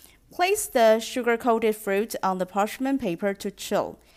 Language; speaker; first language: English; non-native, fluent; Chinese